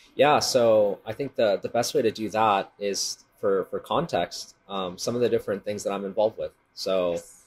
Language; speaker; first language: English; native; English